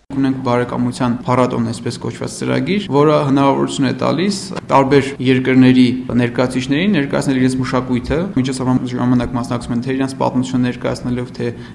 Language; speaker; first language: Armenian; native; Armenian